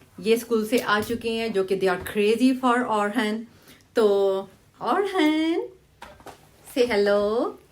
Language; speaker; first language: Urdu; native; Urdu